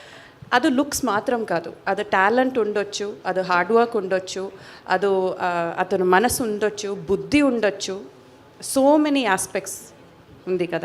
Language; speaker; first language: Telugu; non-native, fluent; Malayalam